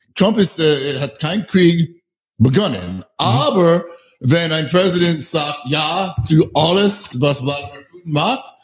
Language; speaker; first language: German; non-native, learner; English